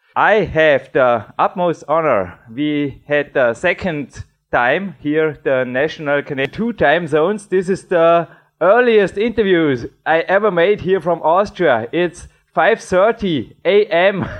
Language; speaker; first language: English; non-native, fluent; German